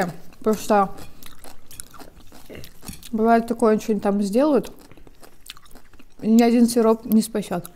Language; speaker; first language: Russian; native; Russian